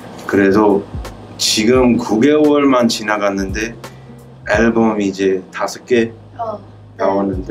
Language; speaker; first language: Korean; early bilingual, heritage; Korean